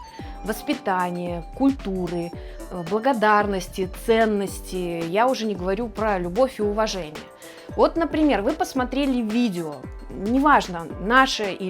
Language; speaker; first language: Russian; native; Russian